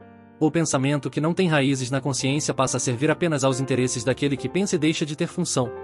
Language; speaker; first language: Portuguese; native; Portuguese